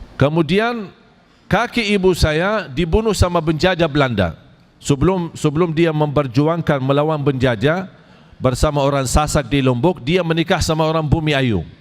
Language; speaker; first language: Malay; non-native, fluent; Arabic